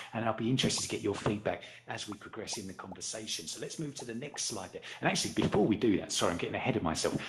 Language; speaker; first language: English; native; English